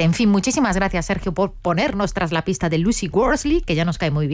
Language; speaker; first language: Spanish; native; Spanish